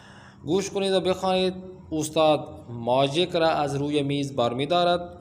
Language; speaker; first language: Persian; non-native, fluent; Urdu